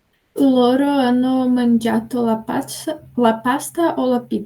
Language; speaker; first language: Italian; non-native, learner; Portuguese